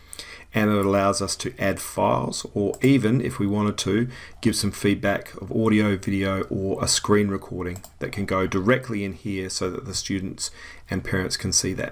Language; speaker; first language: English; native; English